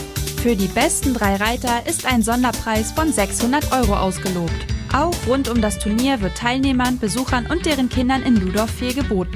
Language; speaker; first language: German; native; German